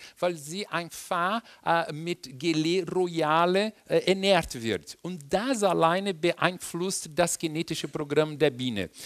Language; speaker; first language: German; non-native, fluent; Portuguese